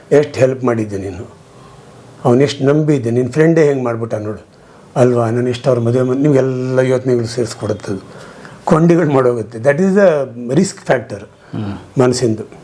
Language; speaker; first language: Kannada; non-native, local second language; Konkani